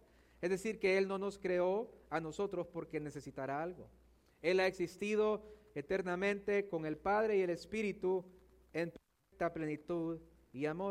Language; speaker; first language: Spanish; native; Spanish